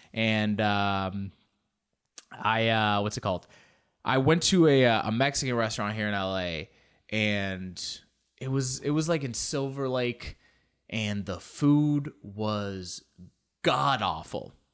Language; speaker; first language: English; early bilingual, other home language; Spanish